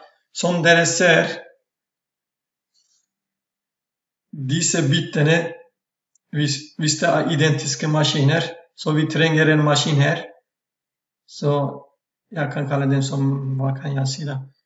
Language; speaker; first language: Norwegian; non-native, fluent; Turkish